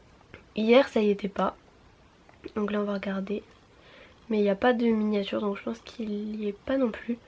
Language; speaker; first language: French; native; French